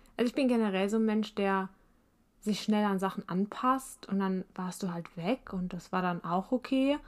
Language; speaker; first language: German; native; German